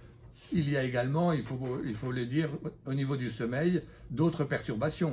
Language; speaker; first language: French; native; French